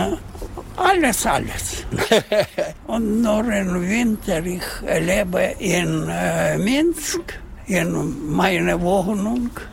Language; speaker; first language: German; non-native, learner; Russian